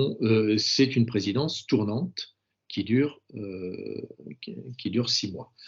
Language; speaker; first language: French; native; French